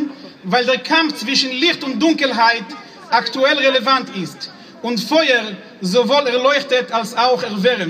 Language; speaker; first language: German; non-native, fluent; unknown